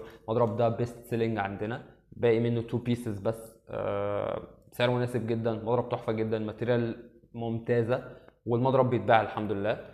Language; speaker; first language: Arabic; native; Arabic